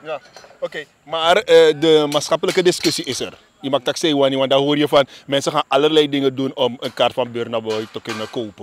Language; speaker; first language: Dutch; native; Dutch